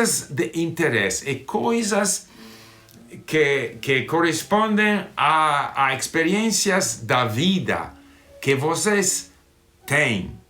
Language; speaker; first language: Portuguese; non-native, fluent; English